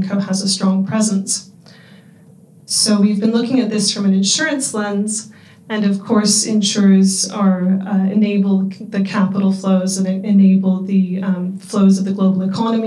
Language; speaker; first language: English; native; English